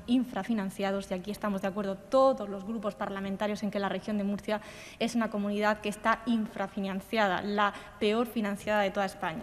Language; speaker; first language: Spanish; native; Spanish